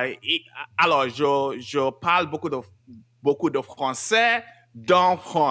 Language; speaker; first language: French; non-native, learner; Yoruba